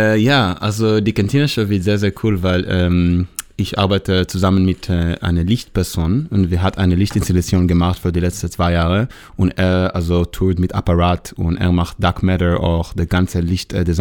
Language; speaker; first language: German; non-native, learner; Hebrew